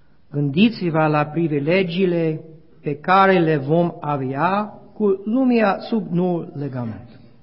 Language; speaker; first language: Romanian; non-native, learner; English